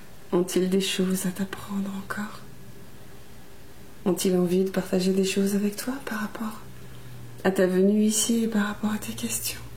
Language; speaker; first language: French; native; French